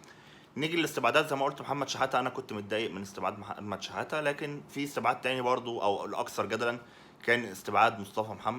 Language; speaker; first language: Arabic; native; Arabic